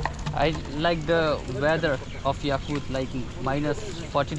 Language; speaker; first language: English; non-native, learner; Hindi